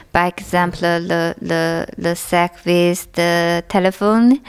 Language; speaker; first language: French; non-native, learner; Chinese